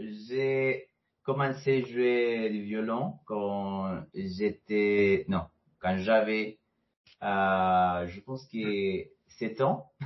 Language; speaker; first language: French; non-native, fluent; Spanish